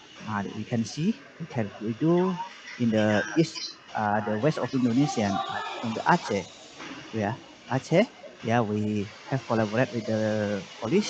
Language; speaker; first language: English; non-native, learner; Indonesian